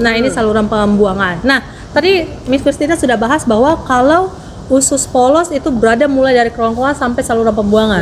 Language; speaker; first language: Indonesian; native; Indonesian